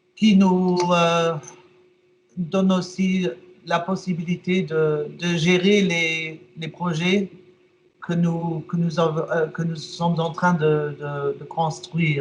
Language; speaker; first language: French; non-native, fluent; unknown